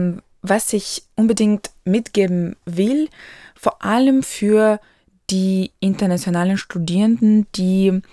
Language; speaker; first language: German; non-native, local second language; Ukrainian